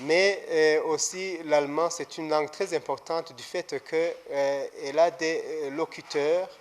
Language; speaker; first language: French; non-native, local second language; Rundi